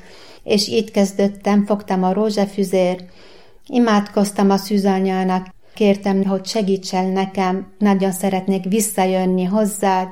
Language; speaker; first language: Hungarian; non-native, learner; Arabic